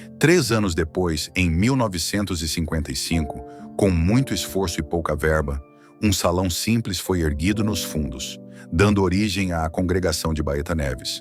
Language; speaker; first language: Portuguese; native; Portuguese